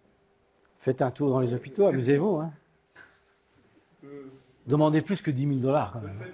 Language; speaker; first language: French; native; French